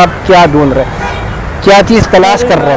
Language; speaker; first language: Hindi; non-native, fluent; Arabic